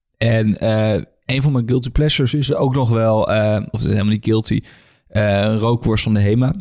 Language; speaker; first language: Dutch; native; Dutch